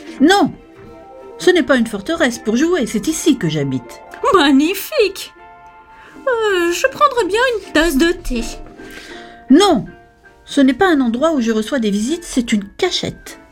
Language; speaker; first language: French; native; French